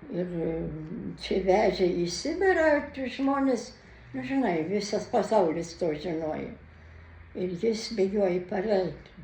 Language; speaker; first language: Lithuanian; non-native, local second language; German